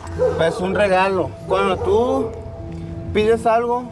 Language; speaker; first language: Spanish; native; Spanish